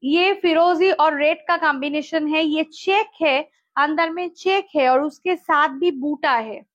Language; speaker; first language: Hindi; non-native, local second language; Bangla